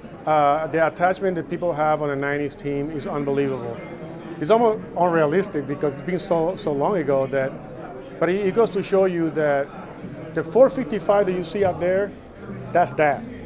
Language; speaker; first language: English; non-native, local second language; Spanish